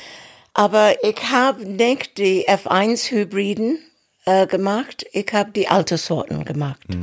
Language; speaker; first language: German; non-native, fluent; English